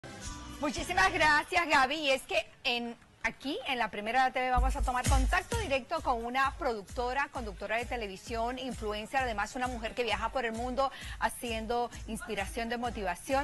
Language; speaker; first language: Spanish; native; Spanish